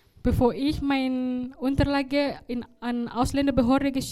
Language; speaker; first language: German; non-native, learner; Indonesian